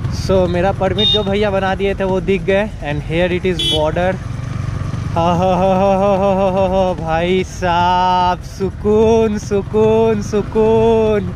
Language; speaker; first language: Hindi; native; Hindi